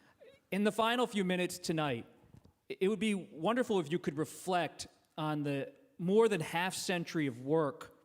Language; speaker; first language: English; native; English